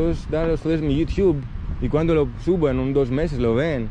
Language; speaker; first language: Spanish; non-native, learner; Greek